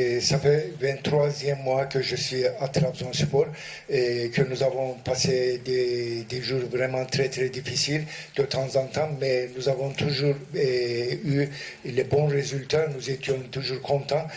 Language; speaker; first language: French; non-native, fluent; Turkish